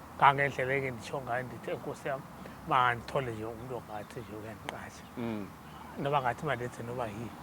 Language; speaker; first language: Zulu; non-native, local second language; Xhosa